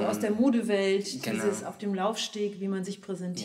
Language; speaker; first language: German; native; German